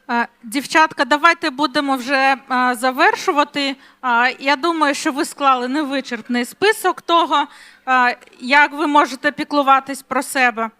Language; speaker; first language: Ukrainian; non-native, local second language; Russian